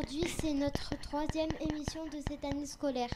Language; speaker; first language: French; native; French